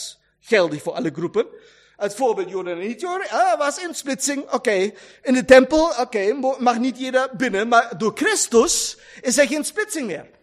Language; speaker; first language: Dutch; non-native, fluent; German